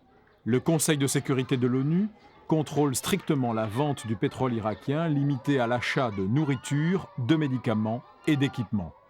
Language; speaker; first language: French; native; French